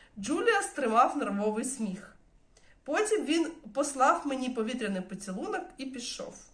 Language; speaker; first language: Ukrainian; non-native, local second language; Russian